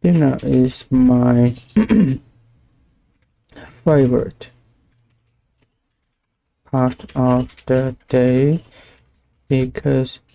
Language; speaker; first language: English; non-native, learner; Vietnamese